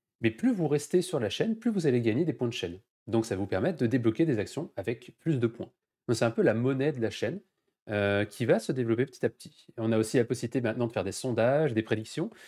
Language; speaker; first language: French; native; French